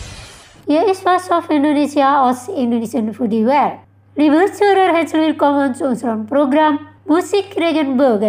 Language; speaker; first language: German; non-native, fluent; Indonesian